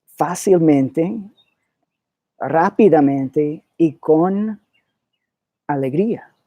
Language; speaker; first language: Spanish; early bilingual, other home language; English